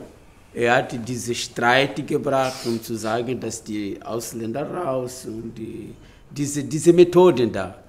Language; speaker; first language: German; non-native, learner; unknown